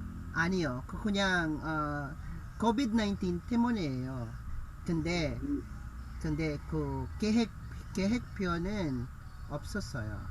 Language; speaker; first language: Korean; non-native, learner; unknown